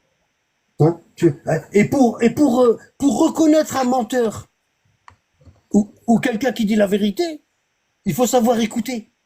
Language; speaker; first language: French; native; French